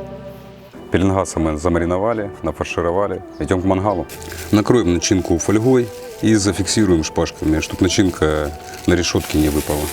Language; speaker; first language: Russian; native; Russian